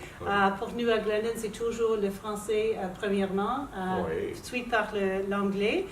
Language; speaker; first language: French; non-native, local second language; English